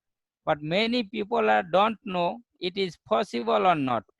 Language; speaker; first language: English; non-native, learner; Bangla